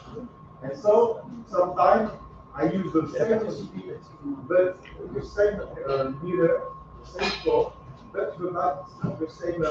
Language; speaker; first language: English; non-native, learner; French